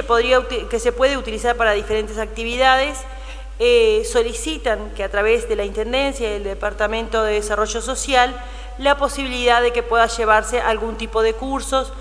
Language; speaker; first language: Spanish; native; Spanish